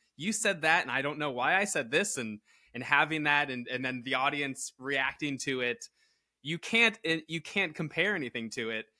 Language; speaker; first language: English; native; English